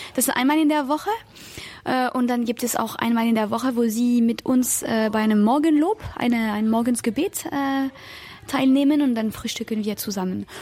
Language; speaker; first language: German; non-native, fluent; French